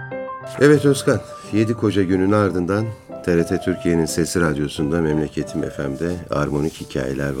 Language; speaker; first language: Turkish; native; Turkish